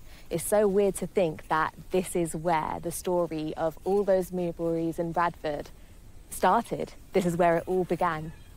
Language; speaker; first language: English; early bilingual, other home language; Hindi